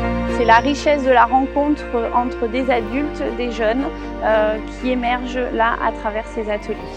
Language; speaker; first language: French; native; French